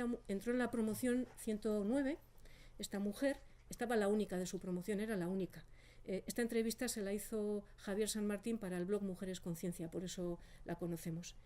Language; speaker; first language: Spanish; native; Spanish